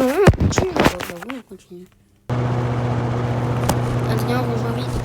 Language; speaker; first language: French; native; French